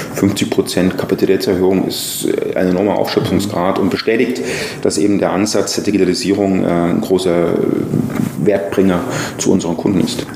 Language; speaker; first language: German; native; German